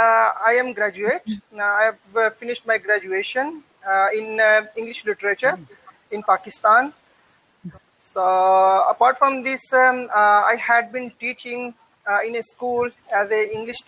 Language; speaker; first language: English; non-native, learner; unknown